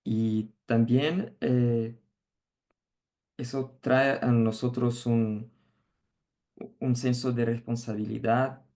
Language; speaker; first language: Spanish; non-native, fluent; Portuguese